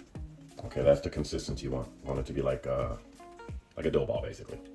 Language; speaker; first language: English; native; English